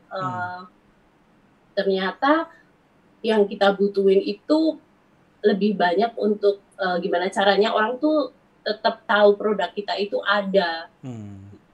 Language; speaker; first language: Indonesian; native; Indonesian